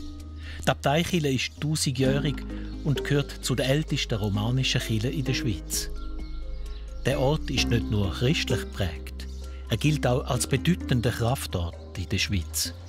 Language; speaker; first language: German; native; German